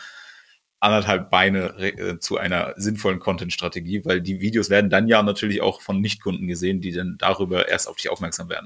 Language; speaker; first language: German; native; German